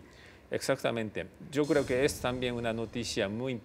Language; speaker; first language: Spanish; non-native, fluent; Japanese